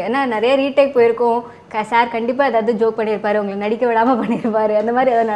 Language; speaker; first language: Tamil; native; Tamil